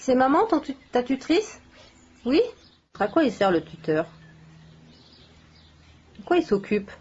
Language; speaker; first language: French; native; French